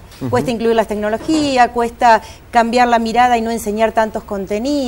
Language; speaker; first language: Spanish; native; Spanish